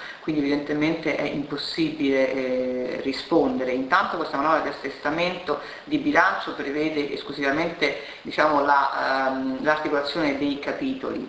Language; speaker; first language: Italian; native; Italian